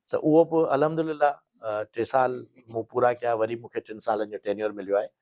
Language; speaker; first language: Sindhi; native; Sindhi